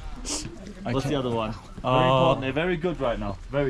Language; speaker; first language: English; non-native, fluent; Spanish